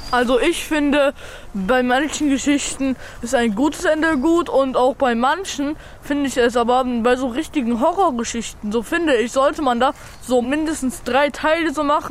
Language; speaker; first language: German; native; German